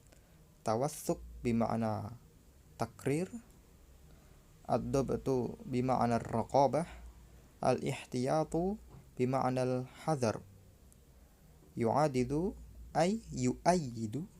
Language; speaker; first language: Arabic; non-native, learner; Indonesian